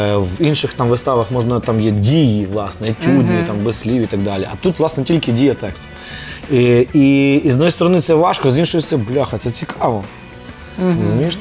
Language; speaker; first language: Ukrainian; native; Ukrainian